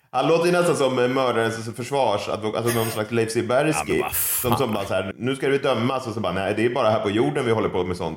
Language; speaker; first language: Swedish; native; Swedish